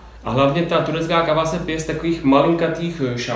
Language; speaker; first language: Czech; native; Czech